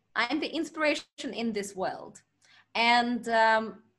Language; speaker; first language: English; non-native, fluent; Russian